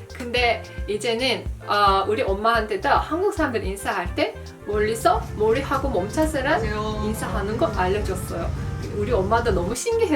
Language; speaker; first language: Korean; non-native, fluent; Azerbaijani